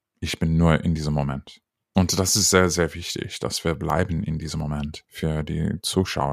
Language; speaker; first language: German; non-native, learner; English